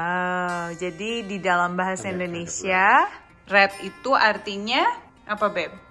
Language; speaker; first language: Indonesian; native; Indonesian